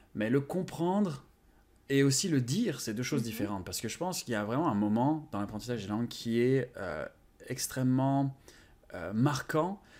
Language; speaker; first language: French; native; French